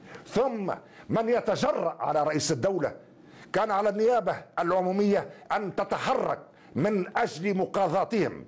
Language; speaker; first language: Arabic; native; Arabic